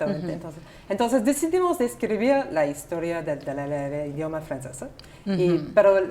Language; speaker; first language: Spanish; non-native, learner; English